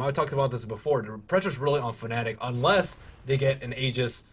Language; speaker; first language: English; native; English